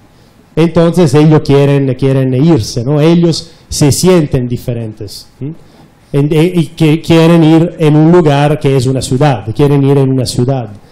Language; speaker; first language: Spanish; non-native, fluent; Italian